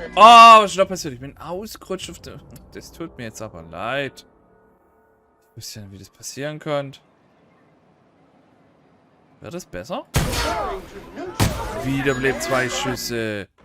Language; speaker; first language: German; native; German